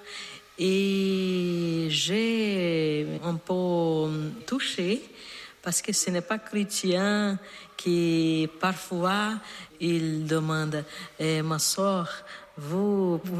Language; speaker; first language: French; non-native, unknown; Portuguese